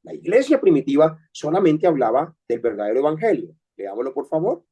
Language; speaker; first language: Spanish; native; Spanish